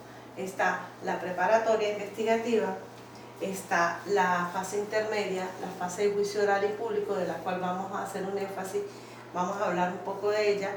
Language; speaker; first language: Spanish; native; Spanish